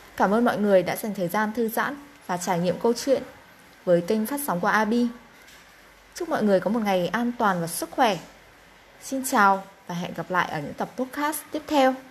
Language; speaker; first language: Vietnamese; native; Vietnamese